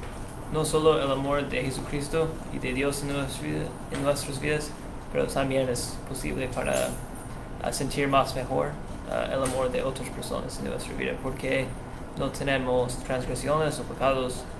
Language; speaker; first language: Spanish; non-native, learner; English